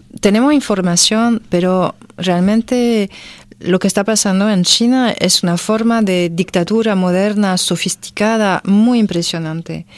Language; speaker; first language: Spanish; non-native, fluent; French